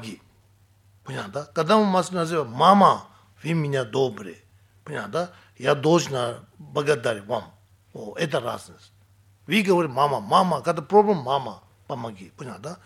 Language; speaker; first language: Russian; non-native, learner; Tibetan